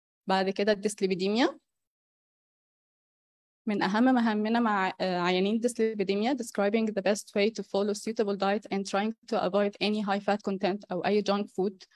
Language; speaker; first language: Arabic; native; Arabic